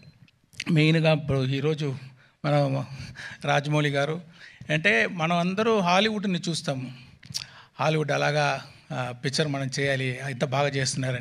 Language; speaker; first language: Telugu; non-native, local second language; Tamil